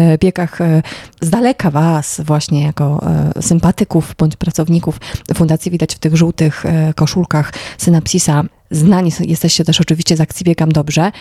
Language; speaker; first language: Polish; native; Polish